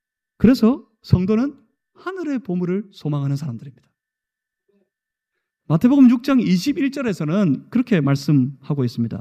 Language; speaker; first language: Korean; native; Korean